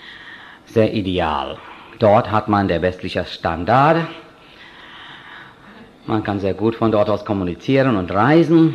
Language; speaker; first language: German; non-native, fluent; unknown